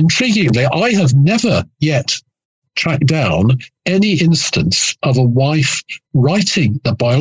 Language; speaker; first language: English; native; English